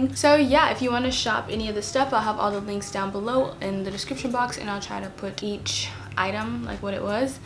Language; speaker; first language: English; native; English